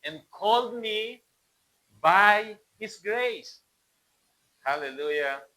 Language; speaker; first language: English; non-native, local second language; Filipino